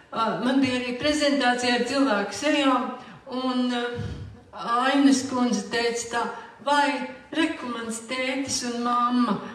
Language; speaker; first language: Latvian; native; Latvian